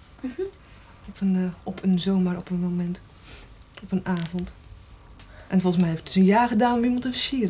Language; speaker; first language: Dutch; native; Dutch